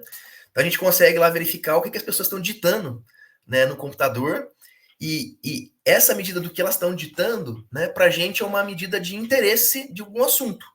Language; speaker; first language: Portuguese; native; Portuguese